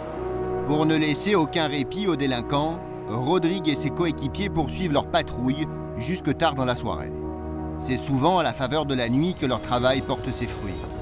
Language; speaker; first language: French; native; French